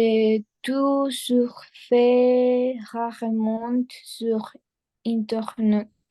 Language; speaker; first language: French; non-native, learner; Spanish